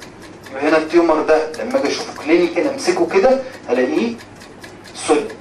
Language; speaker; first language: Arabic; native; Arabic